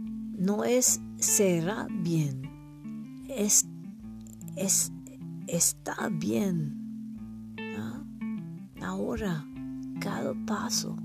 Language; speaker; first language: Spanish; non-native, learner; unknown